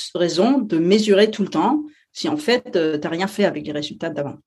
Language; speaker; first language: French; non-native, fluent; Danish